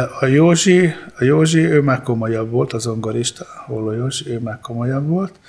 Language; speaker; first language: Hungarian; early bilingual, other home language; Italian